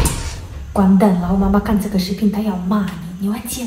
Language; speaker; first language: Chinese; non-native, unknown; Ukrainian